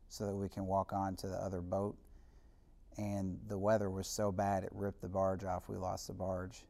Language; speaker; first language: English; native; English